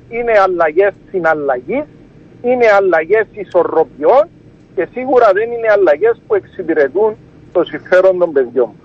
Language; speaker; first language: Greek; early bilingual, heritage; Greek